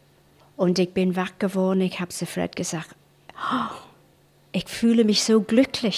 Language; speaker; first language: German; non-native, fluent; English